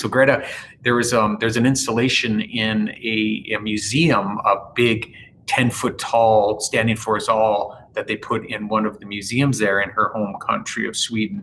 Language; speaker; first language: English; native; English